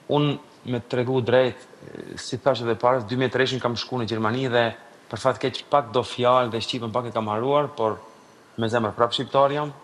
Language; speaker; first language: Albanian; native; Albanian